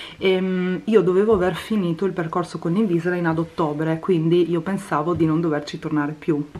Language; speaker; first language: Italian; native; Italian